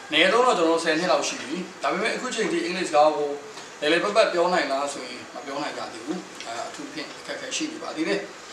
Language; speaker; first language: Burmese; native; Burmese